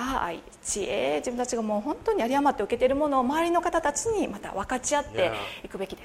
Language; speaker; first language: Japanese; native; Japanese